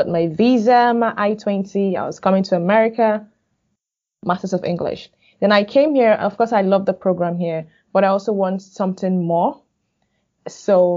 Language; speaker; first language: English; non-native, local second language; Igbo